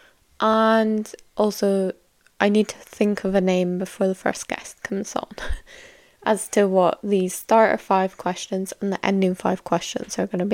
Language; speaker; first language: English; native; English